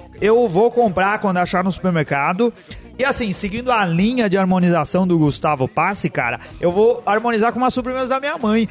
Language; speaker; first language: Portuguese; native; Portuguese